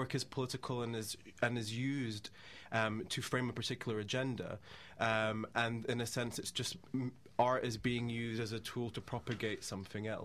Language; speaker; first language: English; native; English